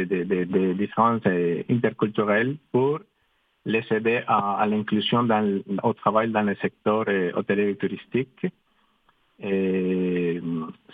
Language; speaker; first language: French; non-native, fluent; Spanish